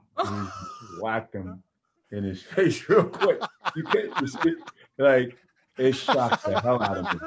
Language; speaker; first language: English; native; English